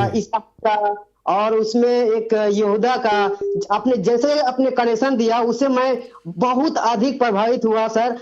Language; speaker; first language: Hindi; native; Hindi